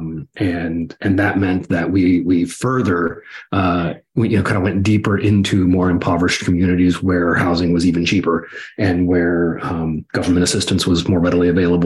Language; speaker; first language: English; native; English